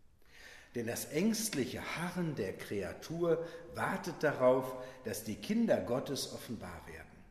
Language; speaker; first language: German; native; German